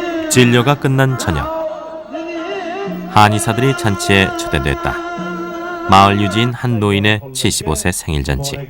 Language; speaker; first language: Korean; native; Korean